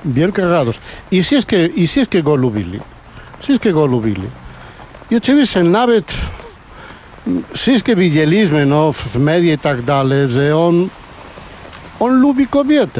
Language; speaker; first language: Polish; non-native, learner; Spanish